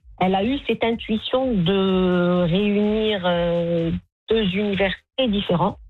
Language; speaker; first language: French; non-native, local second language; Arabic